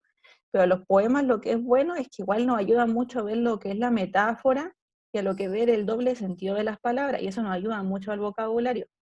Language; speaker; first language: Spanish; native; Spanish